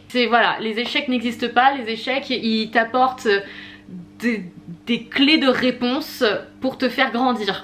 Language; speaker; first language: French; native; French